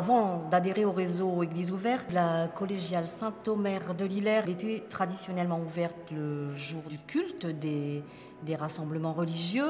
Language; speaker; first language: French; native; French